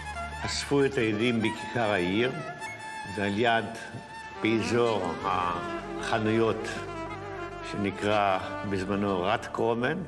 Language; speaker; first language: Hebrew; non-native, fluent; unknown